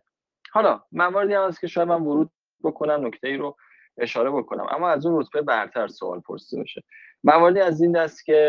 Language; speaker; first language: Persian; native; Persian